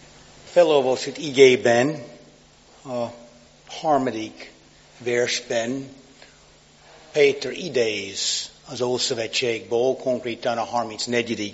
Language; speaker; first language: Hungarian; non-native, fluent; English